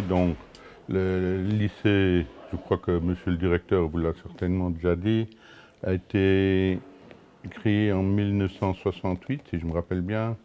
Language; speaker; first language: French; non-native, local second language; Luxembourgish